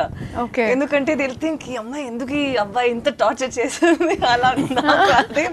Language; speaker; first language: Telugu; non-native, learner; Tamil